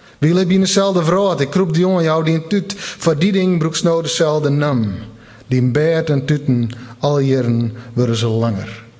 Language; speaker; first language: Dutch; non-native, local second language; Western Frisian